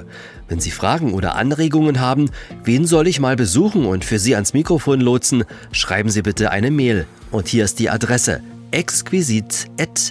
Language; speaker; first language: German; native; German